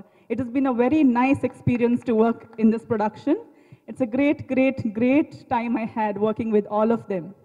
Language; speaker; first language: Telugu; non-native, learner; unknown